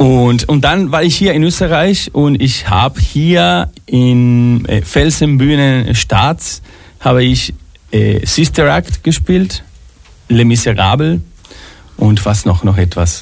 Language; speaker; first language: German; non-native, fluent; Spanish